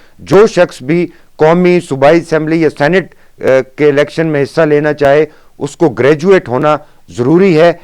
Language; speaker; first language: Urdu; non-native, local second language; Northern Hindko